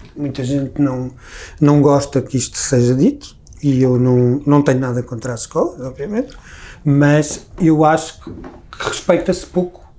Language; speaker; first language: Portuguese; native; Portuguese